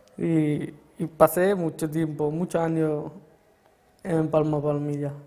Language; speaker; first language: Spanish; early bilingual, other home language; Arabic